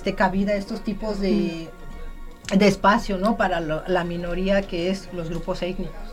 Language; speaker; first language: Spanish; non-native, local second language; Zapotec